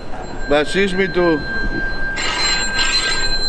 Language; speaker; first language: German; non-native, fluent; Greek